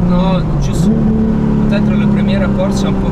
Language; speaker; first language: French; non-native, learner; Italian